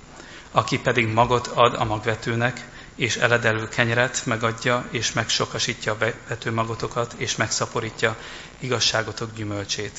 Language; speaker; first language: Hungarian; native; Hungarian